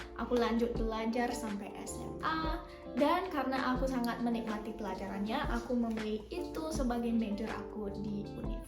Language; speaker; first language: Indonesian; non-native, fluent; English